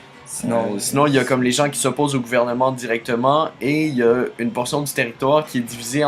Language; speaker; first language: French; native; French